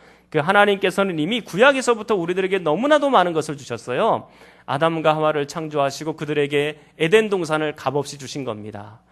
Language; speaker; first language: Korean; native; Korean